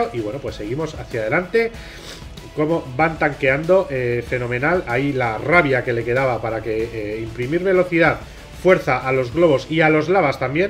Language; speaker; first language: Spanish; native; Spanish